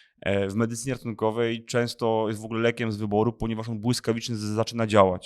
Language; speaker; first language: Polish; native; Polish